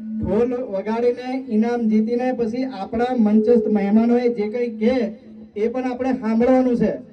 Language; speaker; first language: Gujarati; non-native, local second language; Rathawi